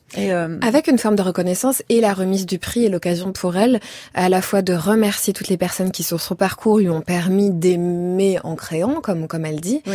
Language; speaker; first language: French; native; French